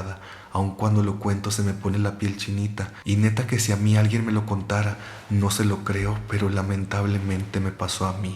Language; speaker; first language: Spanish; native; Spanish